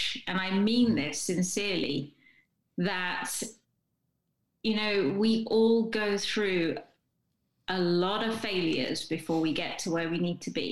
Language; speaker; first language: English; native; English